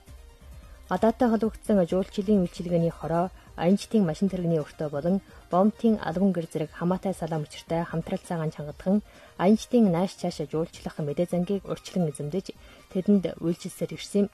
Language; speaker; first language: Mongolian; native; Mongolian